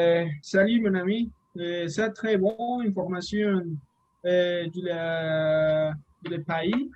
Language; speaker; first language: French; non-native, learner; Spanish